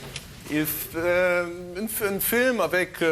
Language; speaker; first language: French; non-native, learner; German